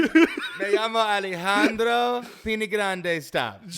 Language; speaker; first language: Spanish; non-native, learner; English